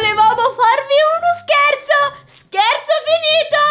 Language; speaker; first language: Italian; native; Italian